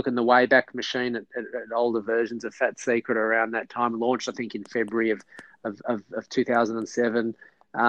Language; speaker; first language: English; native; English